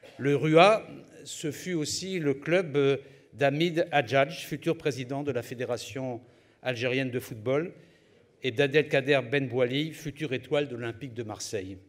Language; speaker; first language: French; native; French